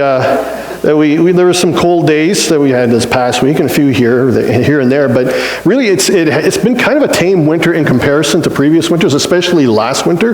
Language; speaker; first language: English; native; English